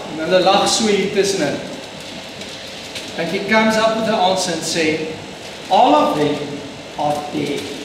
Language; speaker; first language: English; non-native, local second language; Afrikaans